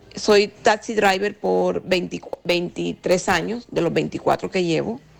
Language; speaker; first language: Spanish; native; Spanish